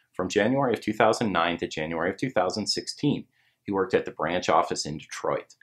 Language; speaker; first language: English; native; English